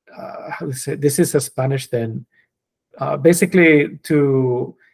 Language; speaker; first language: English; non-native, fluent; Spanish